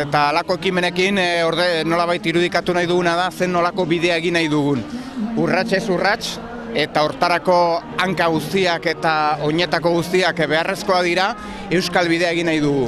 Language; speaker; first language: Basque; native; Basque